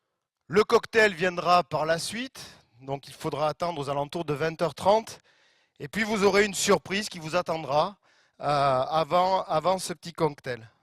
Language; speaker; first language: French; native; French